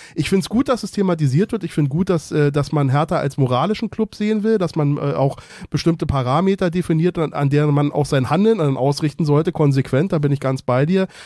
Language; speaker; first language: German; native; German